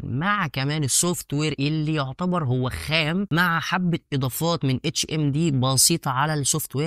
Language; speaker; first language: Arabic; native; Arabic